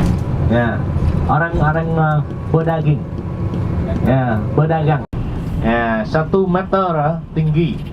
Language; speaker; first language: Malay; non-native, learner; Vietnamese